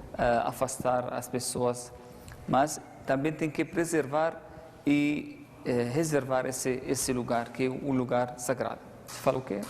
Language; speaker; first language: Portuguese; non-native, fluent; Arabic